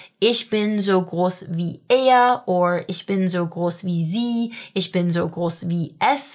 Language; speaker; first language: German; non-native, fluent; English